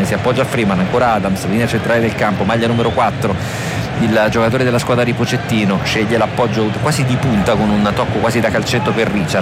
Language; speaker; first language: Italian; native; Italian